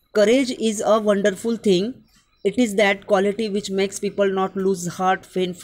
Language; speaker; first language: English; non-native, local second language; Marathi